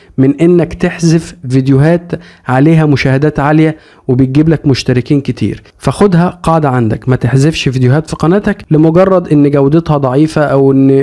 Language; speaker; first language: Arabic; native; Arabic